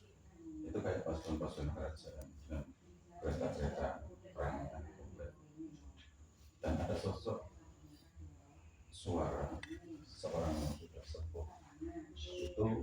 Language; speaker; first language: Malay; non-native, local second language; Javanese